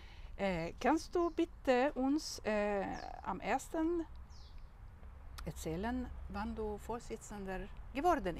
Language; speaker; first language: German; non-native, learner; Swedish